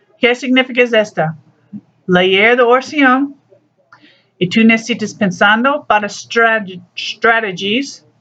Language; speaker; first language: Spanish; non-native, learner; English